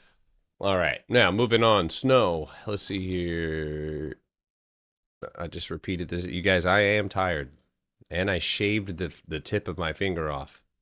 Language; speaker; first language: English; native; English